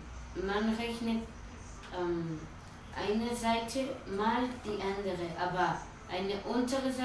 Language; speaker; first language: German; non-native, learner; Spanish